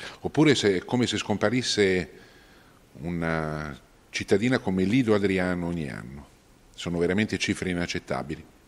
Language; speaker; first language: Italian; native; Italian